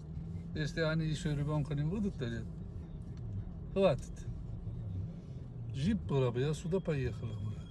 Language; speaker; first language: Russian; non-native, learner; Turkish